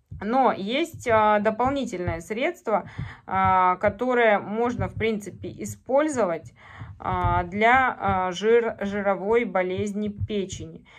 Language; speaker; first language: Russian; native; Russian